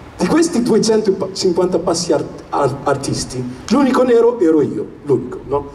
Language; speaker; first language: Italian; early bilingual, other home language; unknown